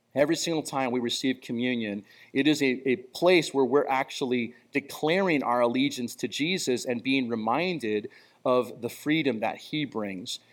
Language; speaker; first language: English; native; English